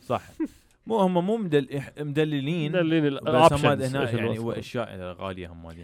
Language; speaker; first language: Arabic; early bilingual, heritage; Arabic